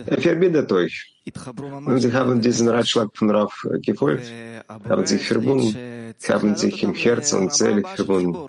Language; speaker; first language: German; non-native, learner; Hebrew